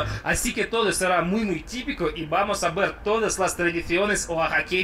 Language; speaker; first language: Spanish; non-native, fluent; Russian